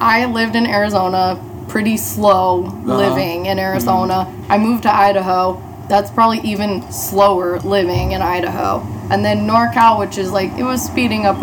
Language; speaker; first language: English; native; English